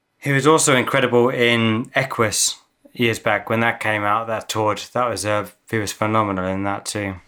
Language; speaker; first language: English; native; English